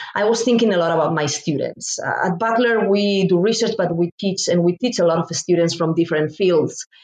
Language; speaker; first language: English; non-native, fluent; Spanish